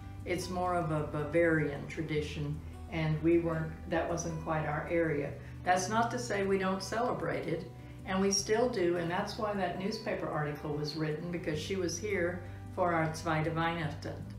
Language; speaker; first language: English; early bilingual, other home language; German